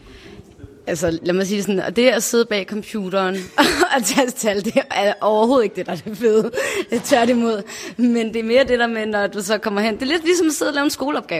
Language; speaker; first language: Danish; native; Danish